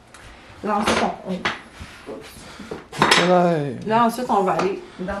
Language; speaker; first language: French; native; French